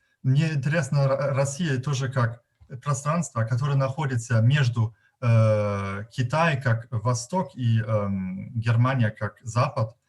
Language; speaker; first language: Russian; non-native, fluent; German